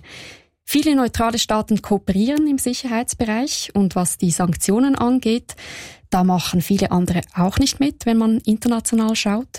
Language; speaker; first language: German; native; German